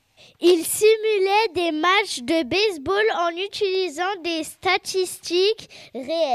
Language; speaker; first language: French; native; French